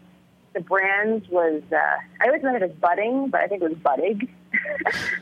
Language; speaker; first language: English; early bilingual, other home language; Vietnamese